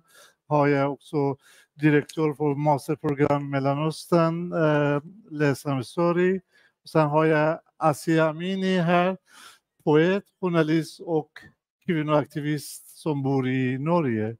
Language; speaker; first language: Swedish; non-native, fluent; Persian